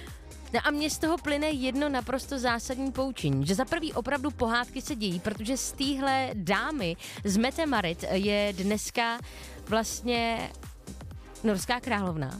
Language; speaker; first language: Czech; native; Czech